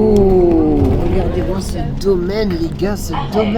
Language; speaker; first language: French; native; French